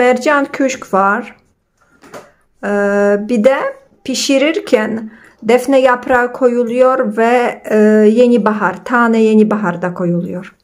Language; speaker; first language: Turkish; non-native, fluent; Polish